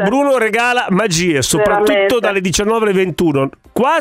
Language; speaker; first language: Italian; native; Italian